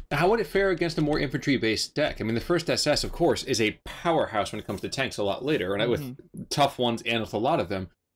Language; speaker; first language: English; native; English